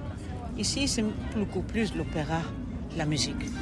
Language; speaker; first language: French; non-native, fluent; German